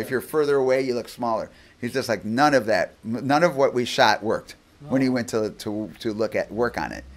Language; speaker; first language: English; early bilingual, other home language; Spanish